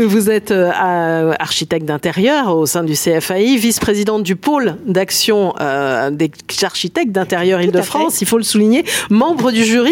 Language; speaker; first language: French; native; French